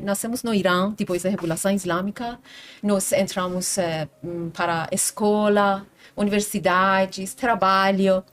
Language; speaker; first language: Portuguese; non-native, learner; Persian